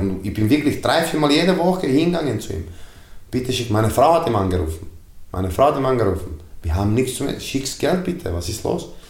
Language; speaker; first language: German; non-native, fluent; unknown